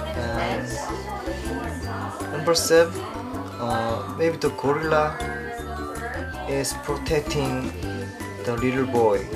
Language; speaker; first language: English; non-native, learner; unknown